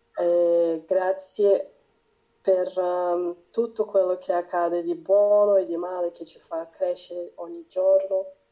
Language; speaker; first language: Italian; non-native, learner; Portuguese